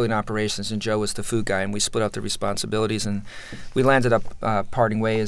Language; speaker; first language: English; native; English